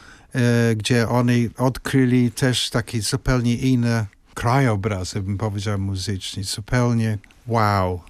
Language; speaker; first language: Polish; non-native, fluent; English